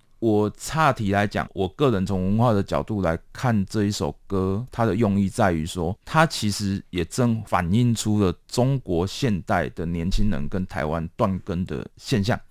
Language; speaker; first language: Chinese; native; Chinese